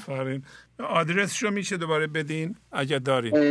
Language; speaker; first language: Persian; native; Persian